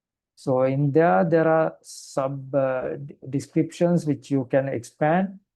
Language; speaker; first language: English; non-native, fluent; Sinhala